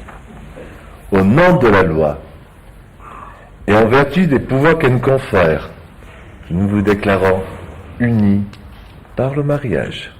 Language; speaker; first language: French; native; French